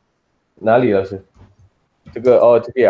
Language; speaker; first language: Chinese; non-native, learner; Indonesian